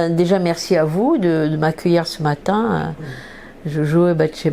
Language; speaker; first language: French; native; French